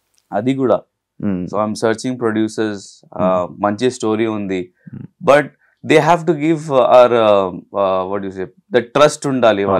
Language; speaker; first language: Telugu; non-native, learner; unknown